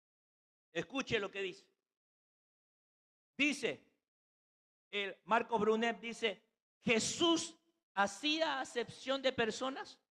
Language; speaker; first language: Spanish; native; Spanish